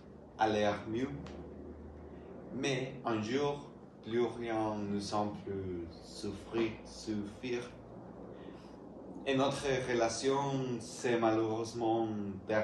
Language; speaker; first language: French; non-native, learner; Spanish